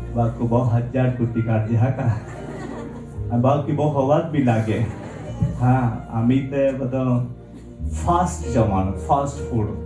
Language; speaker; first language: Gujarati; non-native, local second language; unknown